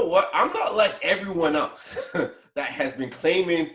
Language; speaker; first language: English; native; English